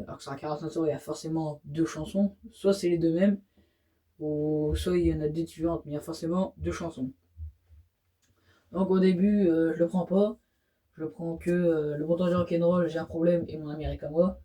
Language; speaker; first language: French; native; French